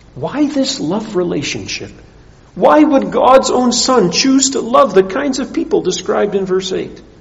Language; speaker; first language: English; early bilingual, other home language; Dutch